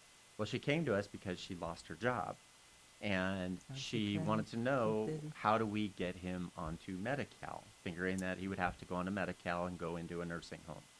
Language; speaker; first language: English; native; English